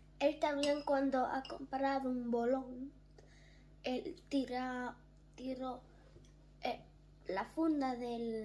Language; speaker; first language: Spanish; early bilingual, heritage; German